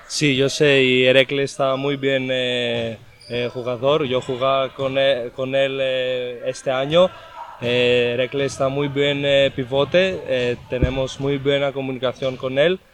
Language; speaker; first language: Spanish; non-native, learner; Greek